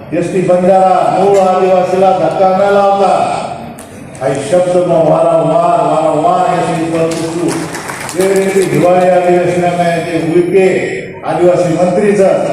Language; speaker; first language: Marathi; non-native, local second language; Lambadi